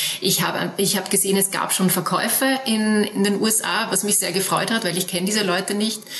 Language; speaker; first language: German; native; German